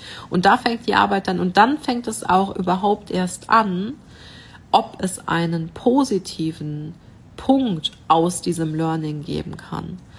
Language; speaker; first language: German; native; German